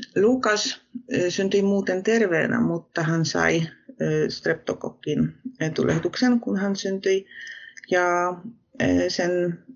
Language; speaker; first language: Finnish; non-native, fluent; Polish